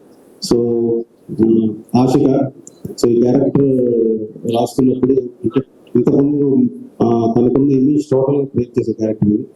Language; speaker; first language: Telugu; native; Telugu